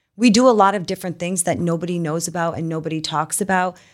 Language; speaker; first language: English; native; English